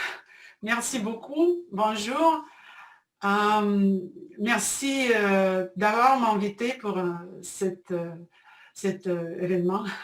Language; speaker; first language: French; non-native, fluent; Russian